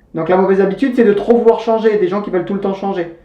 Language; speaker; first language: French; native; French